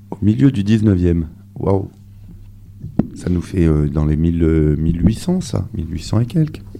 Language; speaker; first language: French; native; French